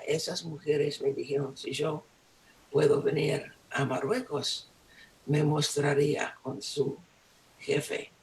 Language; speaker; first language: Spanish; non-native, fluent; English